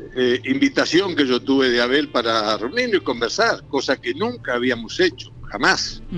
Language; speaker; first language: Spanish; native; Spanish